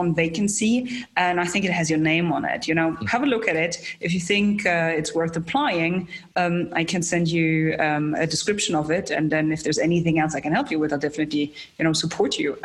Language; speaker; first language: English; non-native, fluent; German